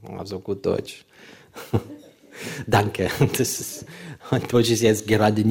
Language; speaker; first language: German; non-native, fluent; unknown